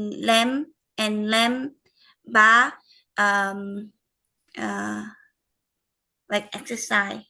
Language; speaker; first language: French; non-native, learner; Vietnamese